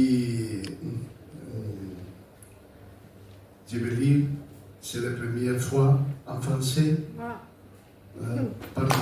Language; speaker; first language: French; non-native, fluent; Spanish